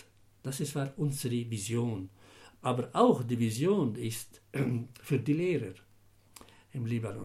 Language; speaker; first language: German; non-native, fluent; Arabic